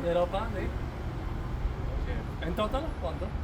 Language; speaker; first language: Spanish; non-native, learner; Polish